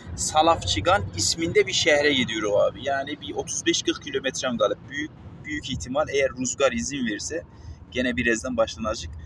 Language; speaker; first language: Turkish; native; Turkish